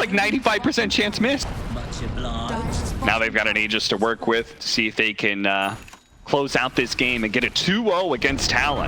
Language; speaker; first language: English; native; English